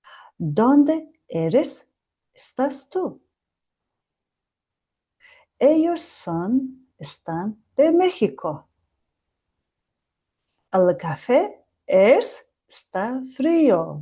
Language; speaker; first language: Spanish; non-native, fluent; Mongolian